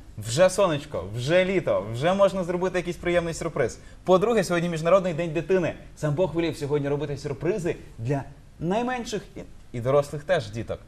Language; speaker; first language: Ukrainian; native; Ukrainian